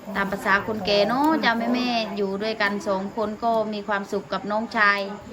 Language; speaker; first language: Thai; native; Thai